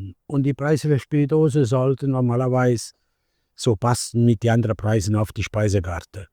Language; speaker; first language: German; non-native, fluent; Italian